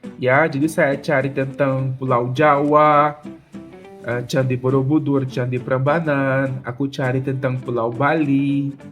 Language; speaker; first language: Indonesian; non-native, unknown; Portuguese